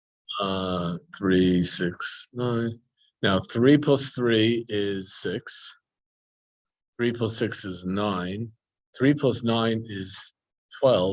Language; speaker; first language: English; native; English